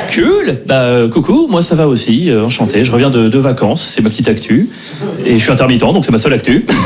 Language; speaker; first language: French; native; French